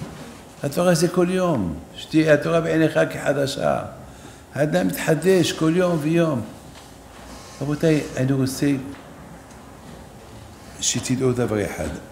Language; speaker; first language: Hebrew; non-native, fluent; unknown